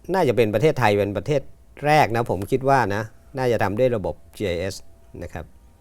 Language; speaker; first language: Thai; native; Thai